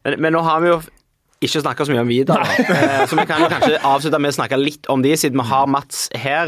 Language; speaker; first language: Norwegian; native; Norwegian